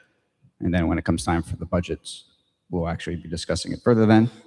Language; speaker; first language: English; native; English